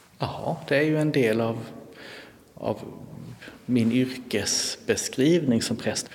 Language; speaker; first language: Swedish; native; Swedish